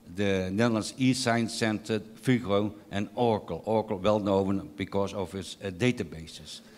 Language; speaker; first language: English; non-native, fluent; Dutch